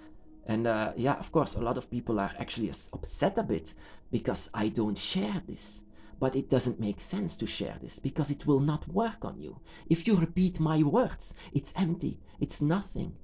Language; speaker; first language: English; non-native, fluent; Dutch